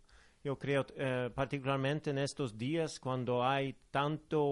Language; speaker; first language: Spanish; non-native, fluent; Norwegian